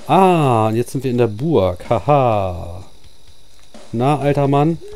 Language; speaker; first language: German; native; German